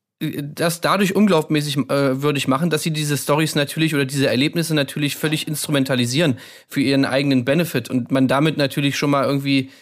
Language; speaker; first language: German; native; German